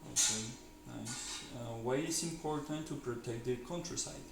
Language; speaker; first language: English; non-native, learner; Spanish